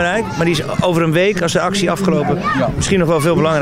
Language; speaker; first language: Dutch; native; Dutch